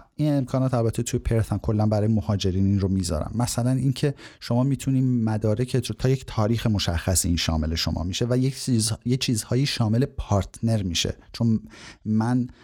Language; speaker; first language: Persian; native; Persian